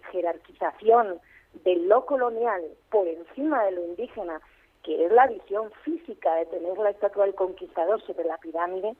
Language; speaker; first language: Spanish; native; Spanish